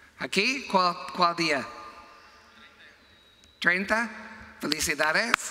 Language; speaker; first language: Spanish; non-native, learner; English